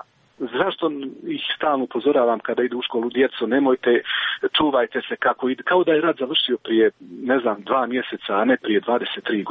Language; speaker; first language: Croatian; native; Croatian